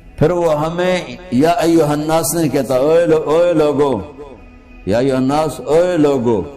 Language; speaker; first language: Urdu; non-native, local second language; Punjabi